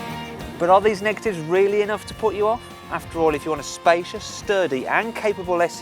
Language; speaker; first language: English; native; English